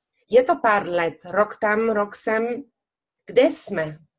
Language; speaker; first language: Czech; native; Czech